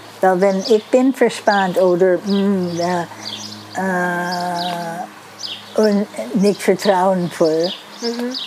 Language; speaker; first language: German; non-native, learner; Dutch